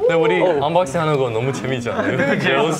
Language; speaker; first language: Korean; non-native, fluent; Chinese